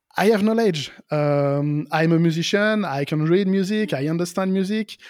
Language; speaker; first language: English; non-native, learner; French